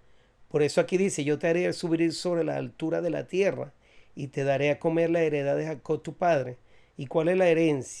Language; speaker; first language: Spanish; native; Spanish